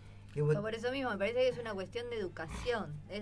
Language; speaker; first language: Spanish; native; Spanish